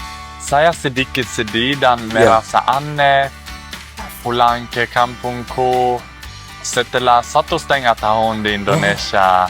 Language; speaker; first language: Indonesian; non-native, learner; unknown